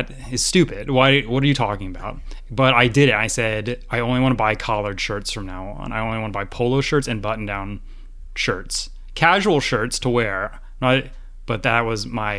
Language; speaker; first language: English; native; English